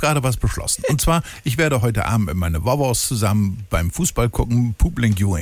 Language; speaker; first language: German; native; German